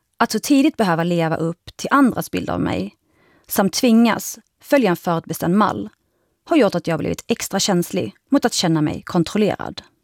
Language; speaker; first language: Swedish; early bilingual, other home language; Arabic